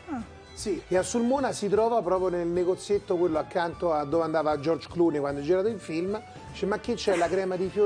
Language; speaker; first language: Italian; native; Italian